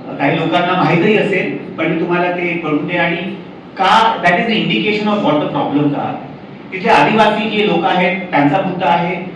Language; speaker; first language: Marathi; non-native, local second language; Hindi